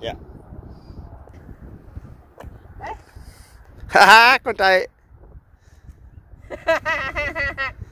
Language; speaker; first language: Thai; non-native, learner; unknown